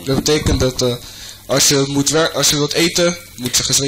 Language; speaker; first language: Dutch; non-native, fluent; French